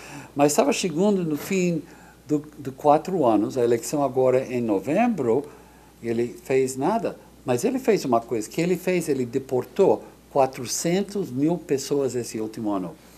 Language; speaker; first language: Portuguese; non-native, fluent; English